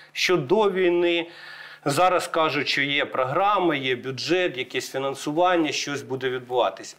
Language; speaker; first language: Ukrainian; native; Ukrainian